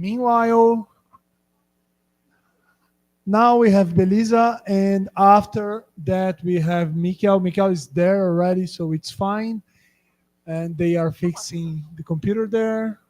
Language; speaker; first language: English; non-native, fluent; Portuguese